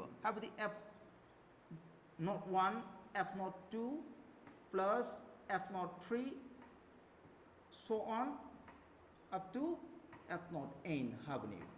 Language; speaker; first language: English; non-native, local second language; Manipuri